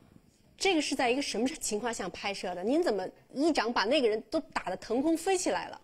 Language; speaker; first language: Chinese; native; Chinese